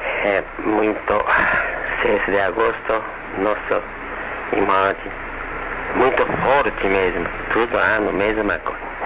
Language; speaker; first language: Portuguese; non-native, learner; Japanese